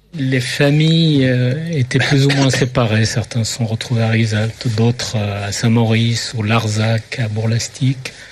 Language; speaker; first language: French; early bilingual, other home language; Arabic